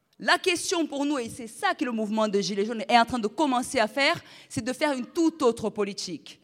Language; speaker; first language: French; non-native, fluent; Portuguese